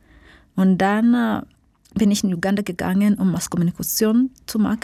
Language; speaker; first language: German; non-native, fluent; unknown